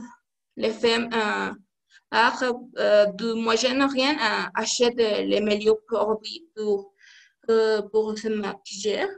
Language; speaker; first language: French; non-native, learner; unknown